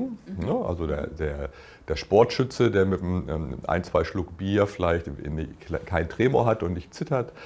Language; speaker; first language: German; native; German